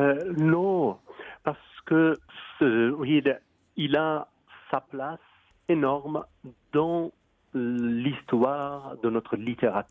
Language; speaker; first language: French; non-native, fluent; Persian